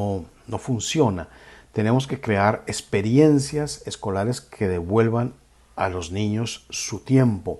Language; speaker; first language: Spanish; native; Spanish